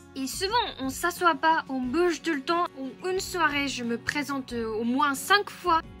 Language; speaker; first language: French; non-native, fluent; Japanese